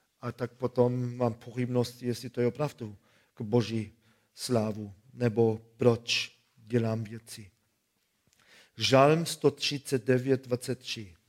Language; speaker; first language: Czech; non-native, fluent; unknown